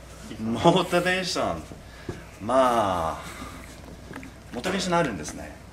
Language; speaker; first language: Japanese; non-native, fluent; English